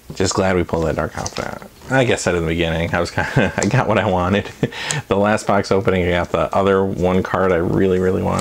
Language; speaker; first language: English; native; English